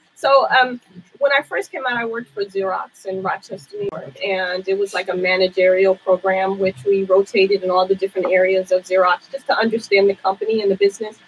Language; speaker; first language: English; native; English